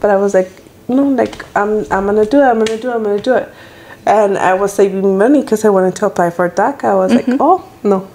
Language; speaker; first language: English; early bilingual, other home language; Spanish